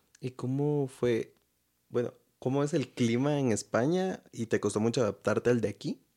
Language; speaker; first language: Spanish; native; Spanish